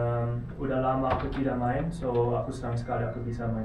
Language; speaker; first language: Indonesian; non-native, learner; Dutch